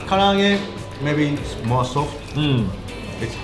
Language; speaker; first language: English; non-native, learner; Japanese